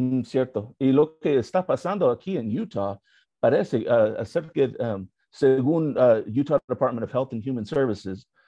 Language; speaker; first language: Spanish; non-native, learner; English